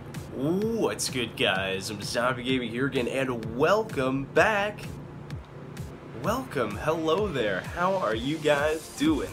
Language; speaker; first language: English; native; English